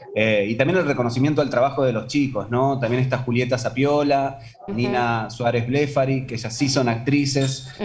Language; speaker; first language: Spanish; native; Spanish